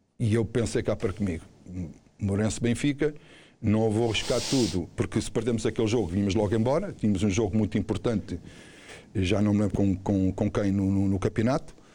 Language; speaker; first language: Portuguese; native; Portuguese